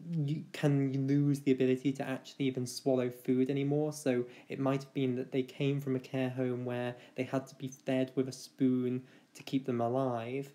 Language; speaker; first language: English; native; English